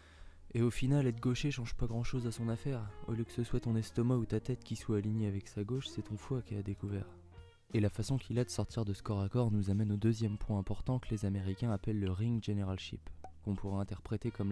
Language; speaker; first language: French; native; French